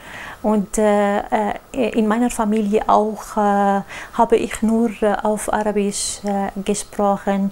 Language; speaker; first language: German; non-native, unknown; Arabic